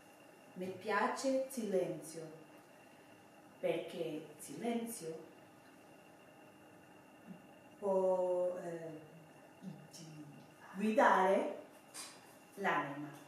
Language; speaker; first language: Italian; non-native, learner; Swedish